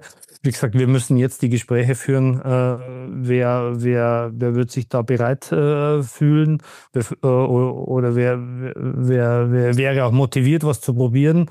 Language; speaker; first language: German; native; German